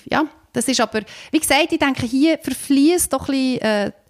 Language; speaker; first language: German; native; German